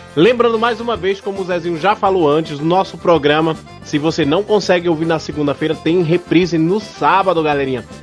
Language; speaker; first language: Portuguese; native; Portuguese